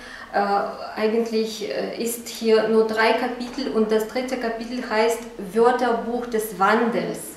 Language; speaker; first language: German; non-native, fluent; Russian